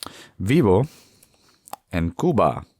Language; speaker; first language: Spanish; non-native, learner; English